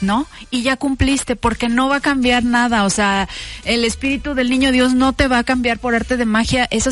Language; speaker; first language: Spanish; native; Spanish